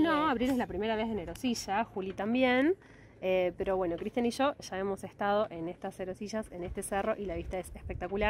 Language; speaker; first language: Spanish; native; Spanish